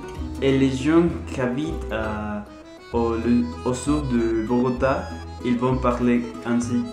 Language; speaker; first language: French; non-native, learner; Spanish